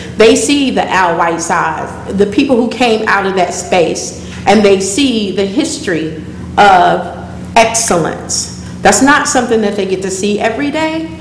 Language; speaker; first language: English; native; English